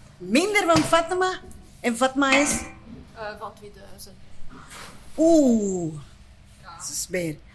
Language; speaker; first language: Dutch; non-native, learner; Spanish